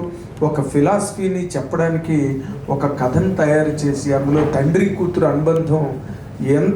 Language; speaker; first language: Telugu; native; Telugu